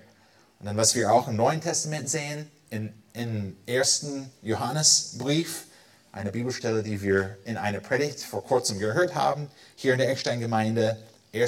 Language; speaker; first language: German; non-native, fluent; English